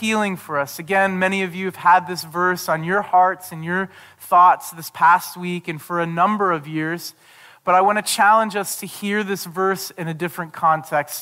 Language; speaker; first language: English; native; English